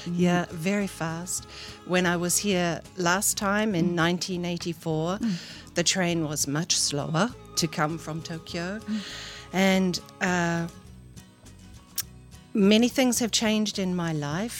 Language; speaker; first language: English; native; English